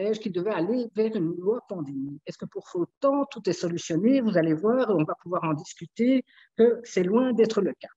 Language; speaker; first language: French; native; French